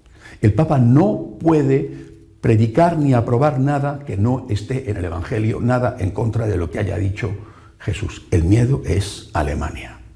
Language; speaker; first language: Spanish; native; Spanish